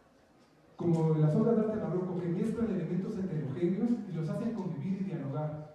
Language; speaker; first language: Spanish; native; Spanish